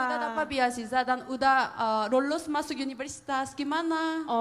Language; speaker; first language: Indonesian; non-native, fluent; Korean